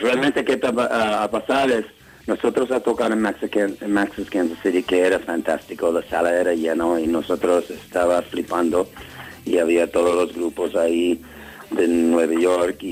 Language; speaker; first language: Spanish; non-native, learner; English